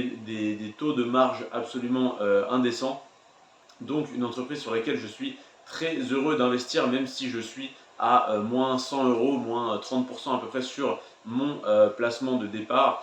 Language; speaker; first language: French; native; French